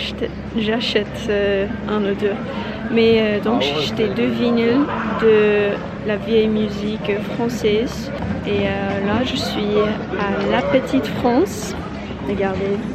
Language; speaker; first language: French; non-native, learner; English